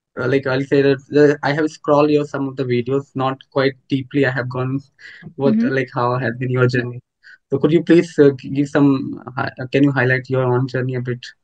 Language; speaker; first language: English; non-native, local second language; Hindi